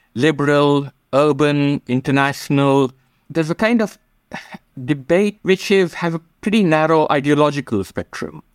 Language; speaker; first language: English; non-native, local second language; Gujarati